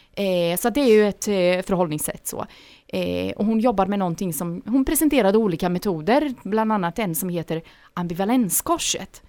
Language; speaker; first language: Swedish; early bilingual, other home language; Bosnian